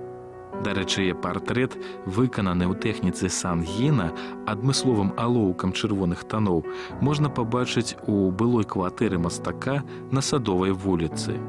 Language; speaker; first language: Belarusian; native; Belarusian